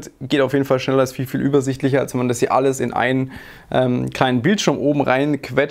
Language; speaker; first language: German; native; German